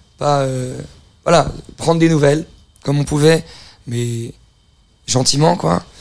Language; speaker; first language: French; native; French